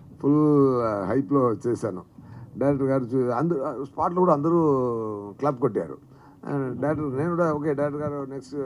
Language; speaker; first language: Telugu; non-native, fluent; Tamil